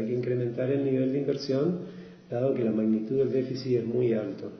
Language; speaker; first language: Spanish; native; Spanish